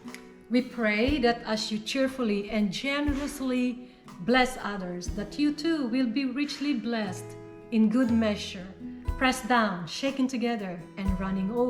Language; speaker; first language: English; non-native, local second language; Filipino